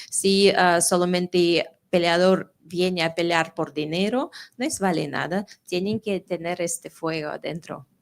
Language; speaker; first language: Spanish; non-native, fluent; Russian